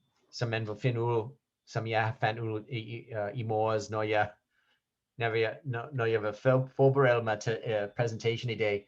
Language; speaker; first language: Danish; non-native, fluent; English